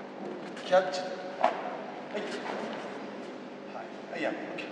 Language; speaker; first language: Japanese; native; Japanese